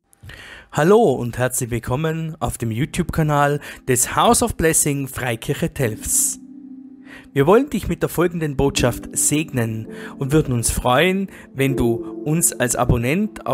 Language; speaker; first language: German; native; German